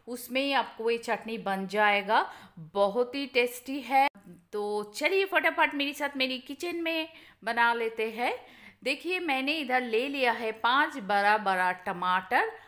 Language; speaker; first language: Hindi; non-native, local second language; Bangla